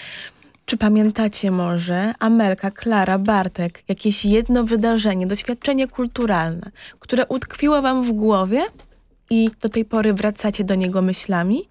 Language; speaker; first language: Polish; native; Polish